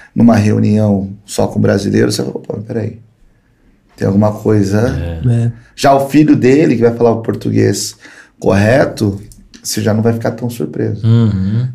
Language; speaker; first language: Portuguese; early bilingual, other home language; Spanish